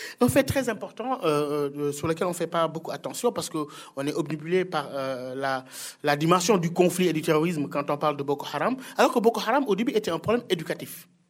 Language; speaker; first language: French; non-native, local second language; Wolof